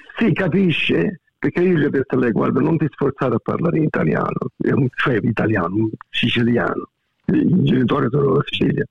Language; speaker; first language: Italian; native; Italian